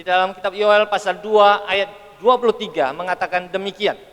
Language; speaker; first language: Indonesian; native; Indonesian